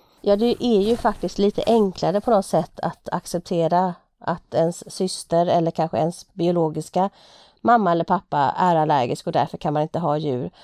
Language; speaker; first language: Swedish; native; Swedish